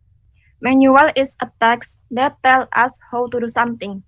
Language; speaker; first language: English; non-native, learner; Indonesian